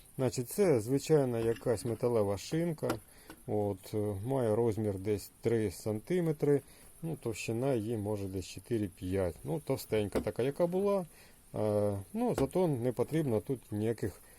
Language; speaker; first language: Ukrainian; non-native, local second language; Russian